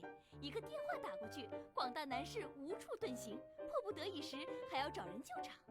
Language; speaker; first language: Chinese; native; Chinese